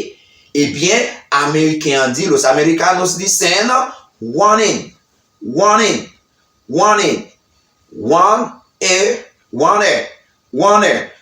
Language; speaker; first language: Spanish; non-native, learner; Haitian Creole